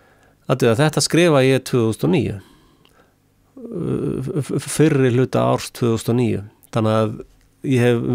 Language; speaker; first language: Icelandic; native; Icelandic